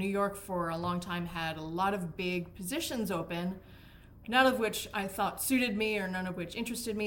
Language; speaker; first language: English; native; English